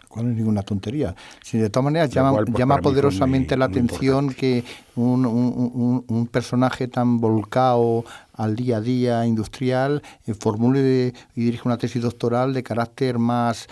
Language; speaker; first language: Spanish; native; Spanish